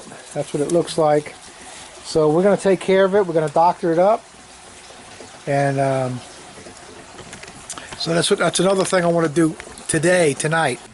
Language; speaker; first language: English; native; English